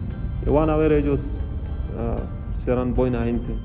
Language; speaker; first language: Spanish; non-native, fluent; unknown